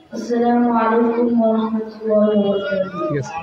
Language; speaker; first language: Arabic; non-native, learner; Bangla